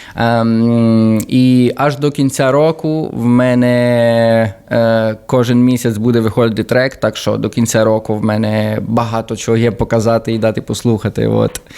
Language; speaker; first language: Ukrainian; early bilingual, heritage; Ukrainian